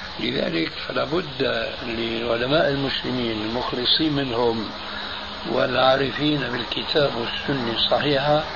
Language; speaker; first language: Arabic; early bilingual, other home language; Albanian